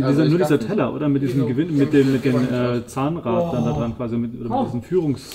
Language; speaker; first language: German; native; German